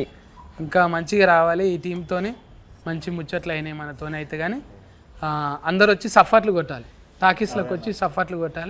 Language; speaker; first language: Telugu; native; Telugu